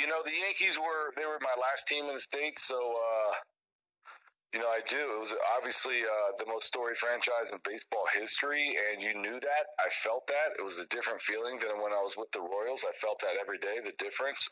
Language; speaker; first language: English; native; English